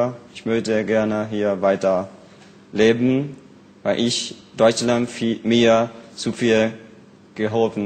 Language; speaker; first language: German; non-native, learner; Burmese